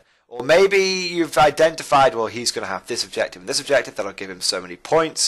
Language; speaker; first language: English; native; English